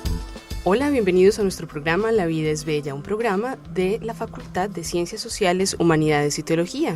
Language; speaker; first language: Spanish; native; Spanish